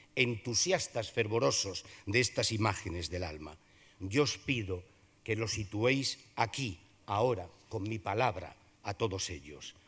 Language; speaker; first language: Spanish; native; Spanish